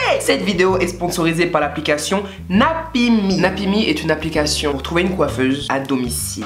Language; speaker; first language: French; native; French